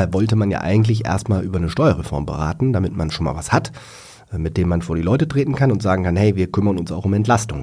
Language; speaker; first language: German; native; German